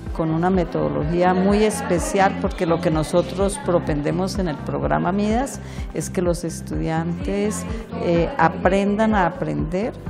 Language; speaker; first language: Spanish; non-native, fluent; French